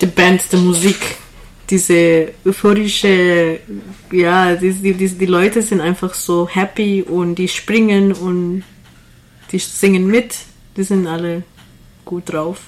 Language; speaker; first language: German; non-native, fluent; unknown